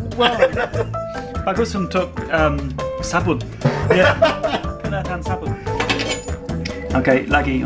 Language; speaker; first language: Indonesian; non-native, learner; English